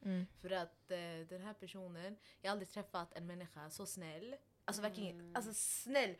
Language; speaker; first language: Swedish; non-native, local second language; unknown